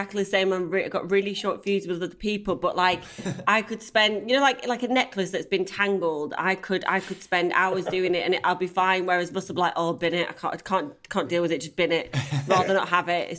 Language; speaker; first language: English; native; English